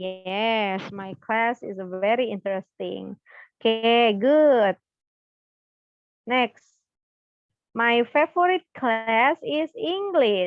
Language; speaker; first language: English; non-native, fluent; Indonesian